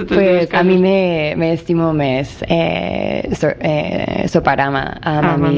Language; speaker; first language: Catalan; non-native, learner; English